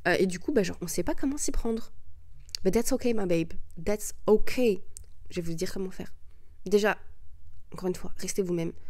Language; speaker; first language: French; early bilingual, other home language; Arabic